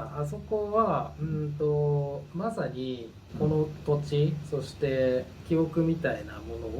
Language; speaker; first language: Japanese; native; Japanese